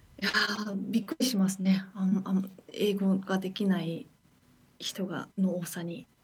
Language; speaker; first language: Japanese; early bilingual, heritage; Japanese